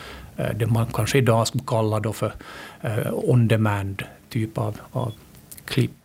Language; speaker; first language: Swedish; native; Swedish